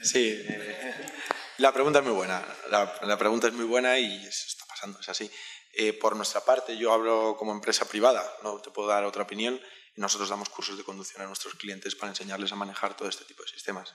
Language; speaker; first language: Spanish; native; Spanish